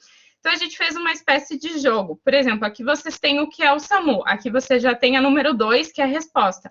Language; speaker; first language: Portuguese; native; Portuguese